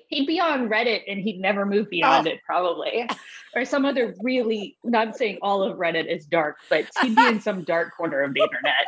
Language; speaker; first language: English; native; English